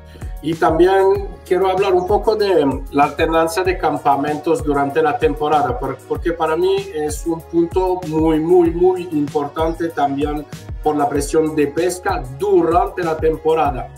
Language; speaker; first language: Spanish; non-native, fluent; French